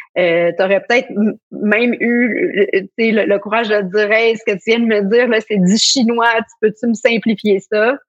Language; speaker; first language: French; native; French